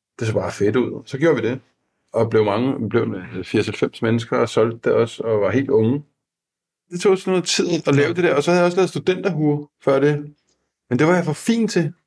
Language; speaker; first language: Danish; native; Danish